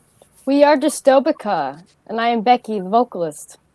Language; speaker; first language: English; native; English